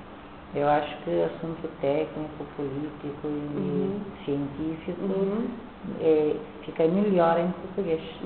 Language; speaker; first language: Portuguese; non-native, local second language; Kabuverdianu